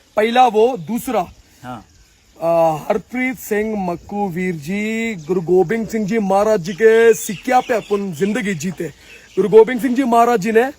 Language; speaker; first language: Hindi; native; Hindi